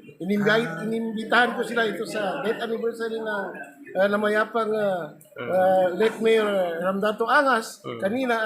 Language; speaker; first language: Filipino; non-native, local second language; Maguindanaon